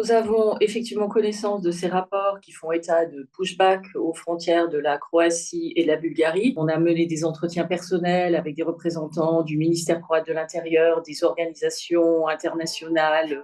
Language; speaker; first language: French; native; French